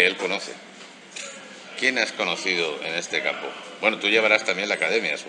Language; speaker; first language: Spanish; native; Spanish